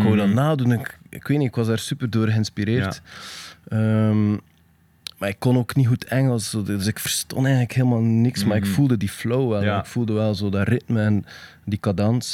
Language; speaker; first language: Dutch; native; Dutch